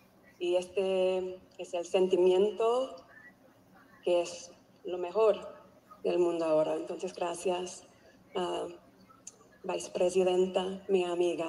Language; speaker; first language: Spanish; non-native, learner; English